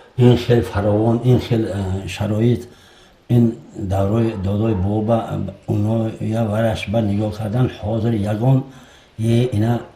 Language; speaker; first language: Tajik; native; Tajik